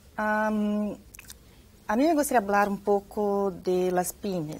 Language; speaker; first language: Spanish; non-native, fluent; Portuguese